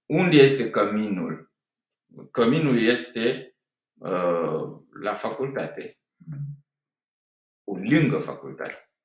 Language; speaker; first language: Romanian; non-native, fluent; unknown